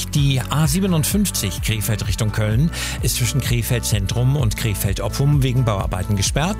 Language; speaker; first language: German; native; German